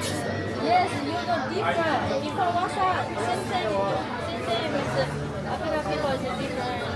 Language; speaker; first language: English; non-native, learner; Chinese